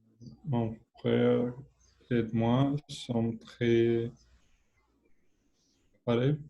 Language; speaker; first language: French; non-native, learner; Spanish